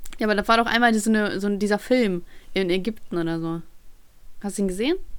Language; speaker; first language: German; early bilingual, other home language; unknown